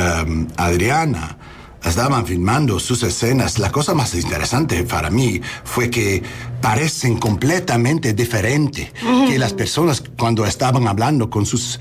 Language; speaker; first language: Spanish; non-native, learner; English